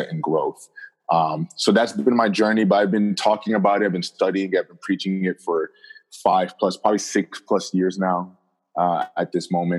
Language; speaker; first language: English; native; English